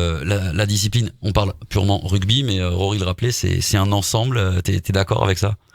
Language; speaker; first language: French; native; French